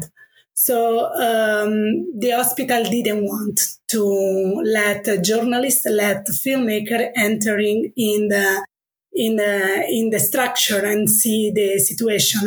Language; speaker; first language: English; non-native, fluent; Italian